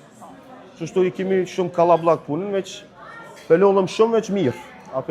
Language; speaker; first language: Albanian; early bilingual, heritage; Turkish